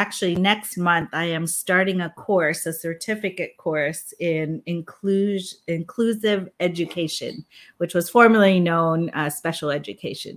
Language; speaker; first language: English; non-native, local second language; Filipino